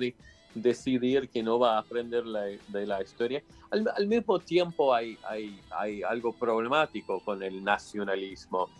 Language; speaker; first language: Spanish; non-native, fluent; English